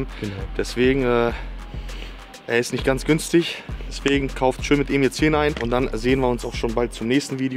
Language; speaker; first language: German; native; German